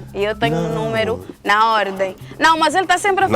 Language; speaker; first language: Portuguese; native; Portuguese